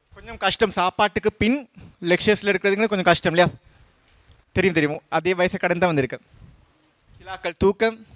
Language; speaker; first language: Tamil; non-native, local second language; Sinhala